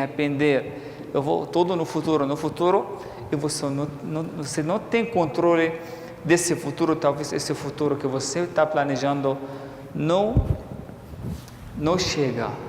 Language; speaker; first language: Portuguese; non-native, fluent; Arabic